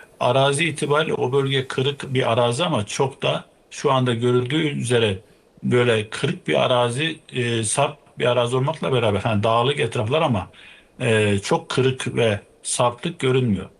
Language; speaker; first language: Turkish; native; Turkish